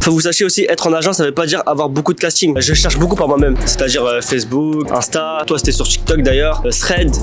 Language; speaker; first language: French; early bilingual, other home language; Vietnamese